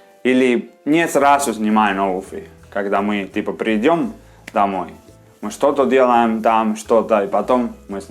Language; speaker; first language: Russian; non-native, learner; Spanish